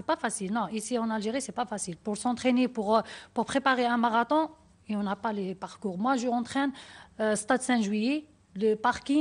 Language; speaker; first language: French; non-native, learner; Arabic